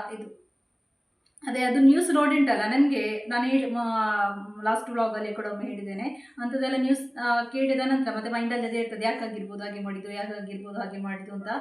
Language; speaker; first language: Kannada; native; Kannada